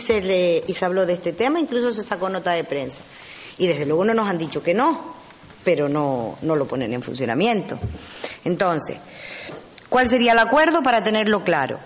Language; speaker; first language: Spanish; native; Spanish